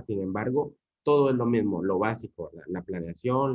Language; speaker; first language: Spanish; native; Spanish